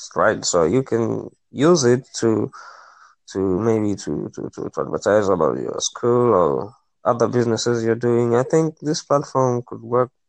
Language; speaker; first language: English; non-native, local second language; Swahili